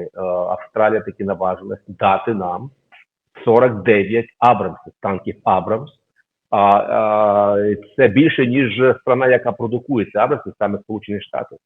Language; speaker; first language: Ukrainian; native; Ukrainian